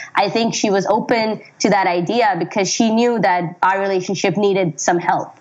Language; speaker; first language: English; non-native, local second language; Urdu